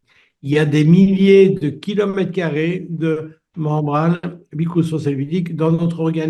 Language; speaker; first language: French; native; French